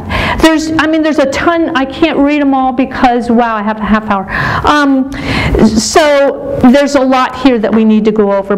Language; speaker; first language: English; native; English